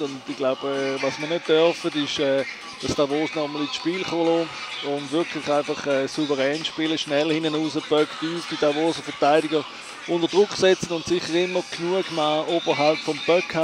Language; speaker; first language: German; native; German